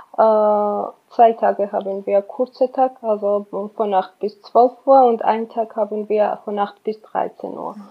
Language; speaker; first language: German; non-native, learner; Georgian